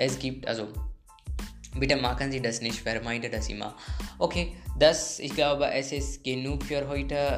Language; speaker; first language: German; non-native, learner; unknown